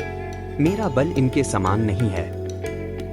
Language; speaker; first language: Hindi; native; Hindi